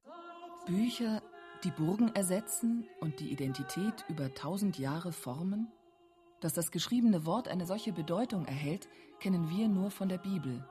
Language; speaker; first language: German; native; German